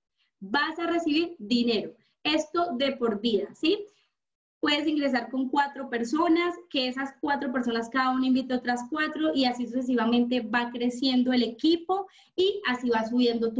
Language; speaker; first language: Spanish; native; Spanish